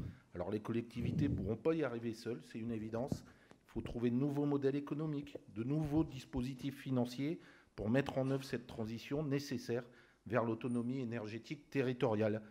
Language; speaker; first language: French; native; French